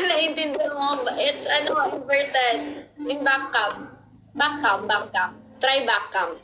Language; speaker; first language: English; non-native, local second language; Filipino